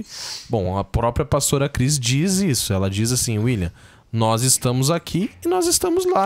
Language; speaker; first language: Portuguese; native; Portuguese